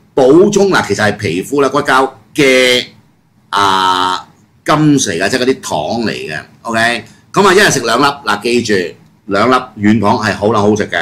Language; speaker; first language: Cantonese; native; Cantonese